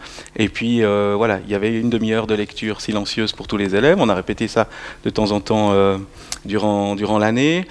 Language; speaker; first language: French; native; French